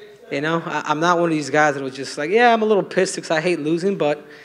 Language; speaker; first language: English; early bilingual, other home language; Spanish